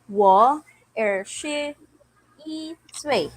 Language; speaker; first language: Chinese; non-native, learner; Filipino